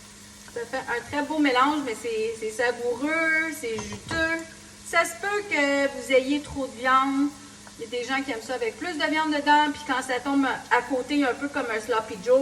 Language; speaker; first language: French; native; French